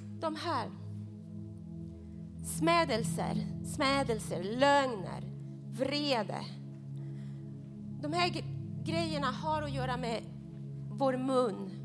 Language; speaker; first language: Swedish; non-native, fluent; Spanish